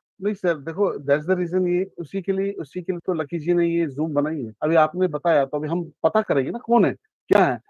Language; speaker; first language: Hindi; native; Hindi